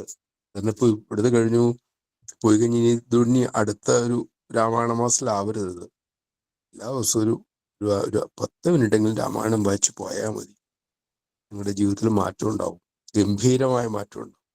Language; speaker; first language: Malayalam; native; Malayalam